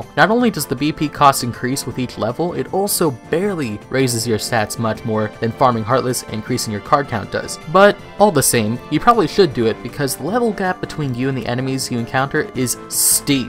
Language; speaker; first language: English; native; English